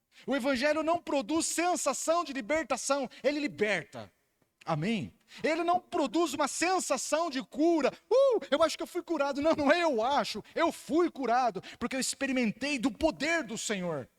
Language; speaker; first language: Portuguese; native; Portuguese